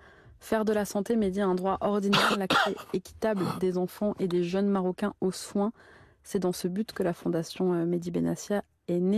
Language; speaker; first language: French; native; French